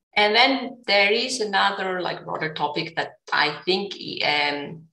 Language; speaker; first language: English; non-native, fluent; Greek